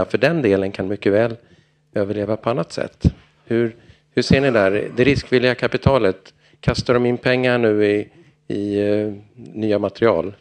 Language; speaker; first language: Swedish; native; Swedish